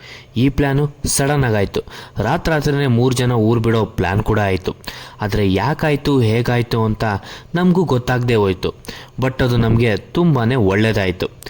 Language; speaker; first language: Kannada; native; Kannada